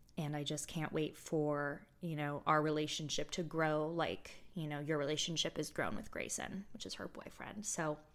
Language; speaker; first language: English; native; English